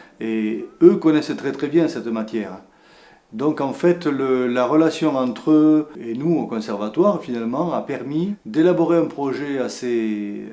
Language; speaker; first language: French; native; French